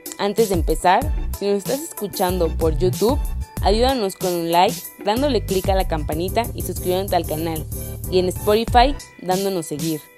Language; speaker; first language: Spanish; native; Spanish